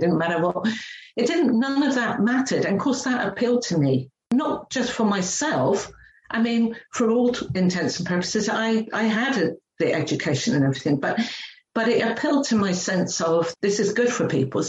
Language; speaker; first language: English; native; English